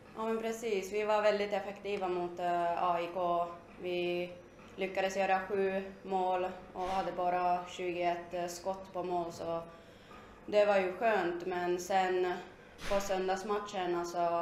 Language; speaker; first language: Swedish; non-native, fluent; Finnish